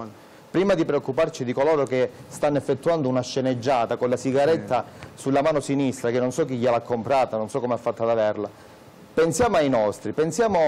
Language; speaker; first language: Italian; native; Italian